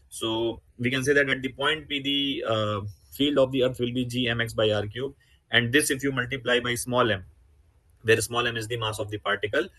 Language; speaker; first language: English; non-native, local second language; Hindi